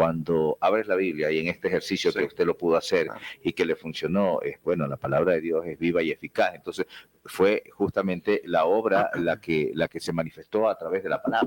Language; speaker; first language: Spanish; native; Spanish